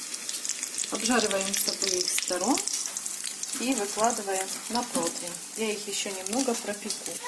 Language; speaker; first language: Russian; native; Russian